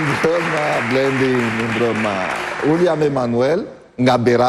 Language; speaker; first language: Albanian; non-native, learner; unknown